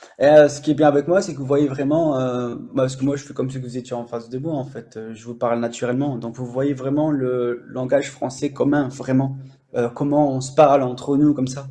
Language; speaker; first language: French; native; French